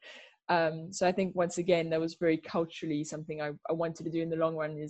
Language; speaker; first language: English; native; English